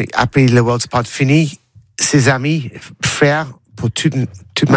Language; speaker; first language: French; non-native, learner; English